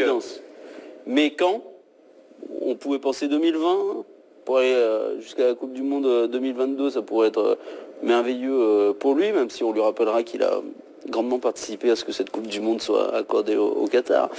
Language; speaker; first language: French; native; French